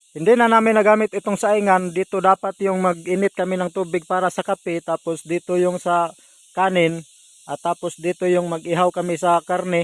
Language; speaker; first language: Filipino; non-native, local second language; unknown